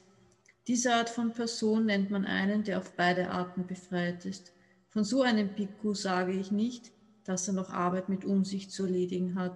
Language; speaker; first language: German; native; German